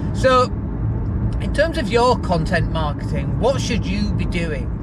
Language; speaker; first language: English; native; English